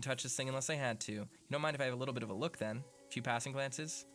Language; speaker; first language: English; native; English